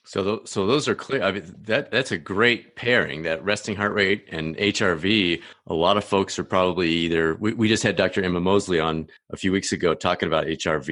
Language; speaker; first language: English; native; English